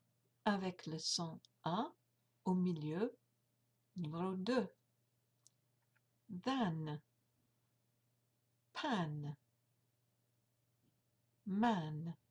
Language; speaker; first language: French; non-native, fluent; English